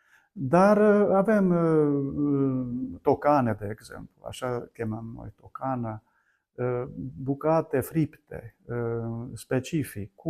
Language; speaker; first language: Romanian; non-native, local second language; Hungarian